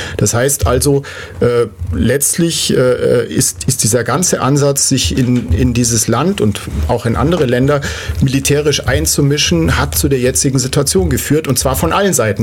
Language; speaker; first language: German; native; German